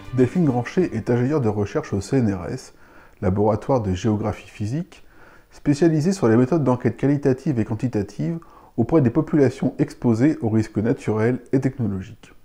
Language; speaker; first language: French; native; French